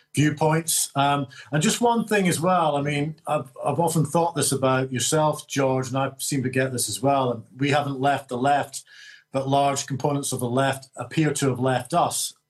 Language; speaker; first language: English; native; English